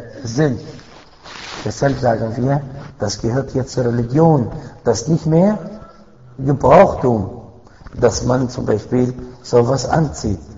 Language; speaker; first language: German; non-native, fluent; Arabic